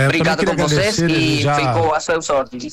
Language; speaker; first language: Portuguese; non-native, fluent; Spanish